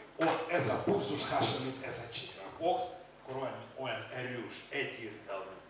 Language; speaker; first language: Hungarian; non-native, learner; Russian